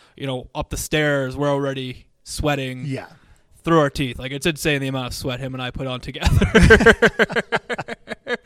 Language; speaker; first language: English; native; English